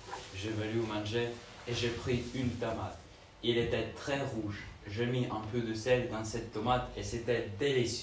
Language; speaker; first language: French; non-native, learner; Georgian